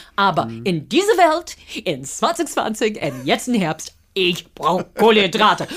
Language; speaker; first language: German; non-native, fluent; English